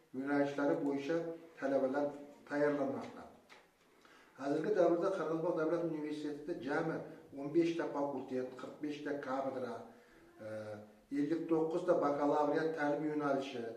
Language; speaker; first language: Uzbek; non-native, local second language; Kara-Kalpak